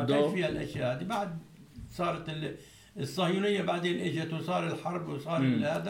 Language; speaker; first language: Swedish; non-native, learner; Arabic